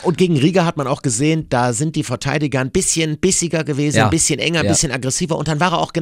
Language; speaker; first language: German; native; German